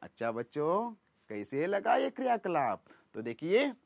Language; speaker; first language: Hindi; non-native, local second language; Kannada